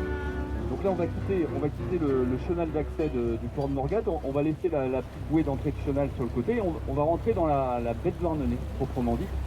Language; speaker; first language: French; native; French